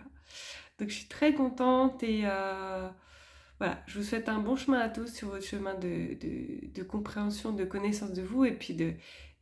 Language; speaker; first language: French; native; French